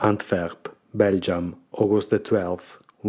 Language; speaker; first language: English; non-native, fluent; Italian